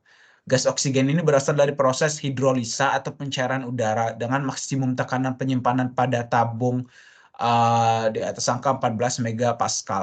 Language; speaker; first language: Indonesian; native; Indonesian